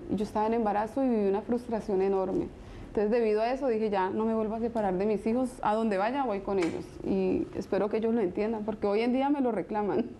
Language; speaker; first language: Spanish; native; Spanish